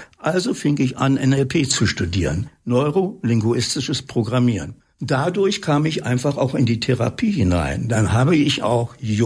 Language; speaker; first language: German; native; German